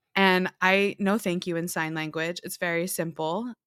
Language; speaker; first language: English; early bilingual, other home language; Filipino